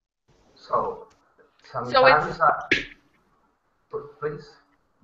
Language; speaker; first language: English; non-native, fluent; Portuguese